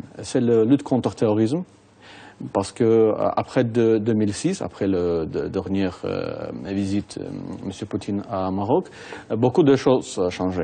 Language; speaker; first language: French; non-native, fluent; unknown